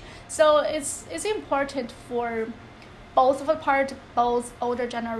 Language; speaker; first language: English; non-native, fluent; Chinese